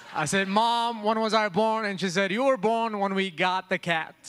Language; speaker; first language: English; early bilingual, other home language; Arabic